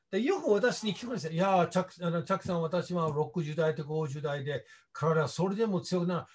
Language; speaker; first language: Japanese; non-native, fluent; English